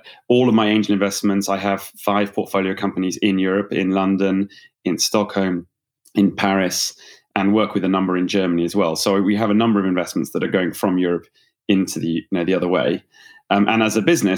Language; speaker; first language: English; native; English